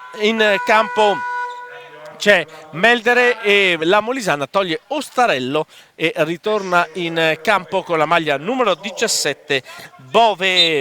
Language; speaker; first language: Italian; native; Italian